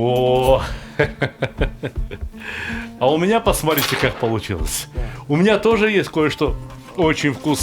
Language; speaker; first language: Russian; native; Russian